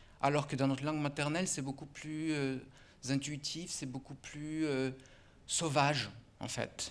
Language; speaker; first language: French; non-native, fluent; Russian